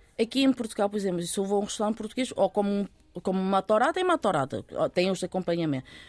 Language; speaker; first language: Portuguese; early bilingual, other home language; Chinese